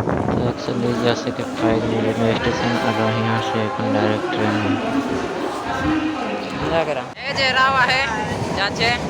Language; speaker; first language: Hindi; non-native, local second language; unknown